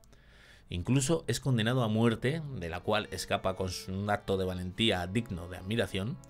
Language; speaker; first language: Spanish; native; Spanish